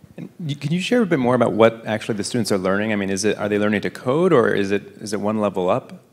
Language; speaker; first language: English; native; English